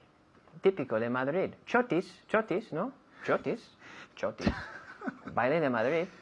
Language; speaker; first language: Spanish; non-native, fluent; English